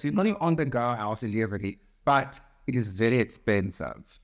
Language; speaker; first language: English; non-native, local second language; Afrikaans